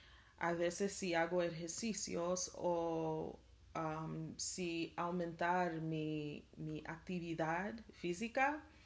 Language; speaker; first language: Spanish; non-native, learner; English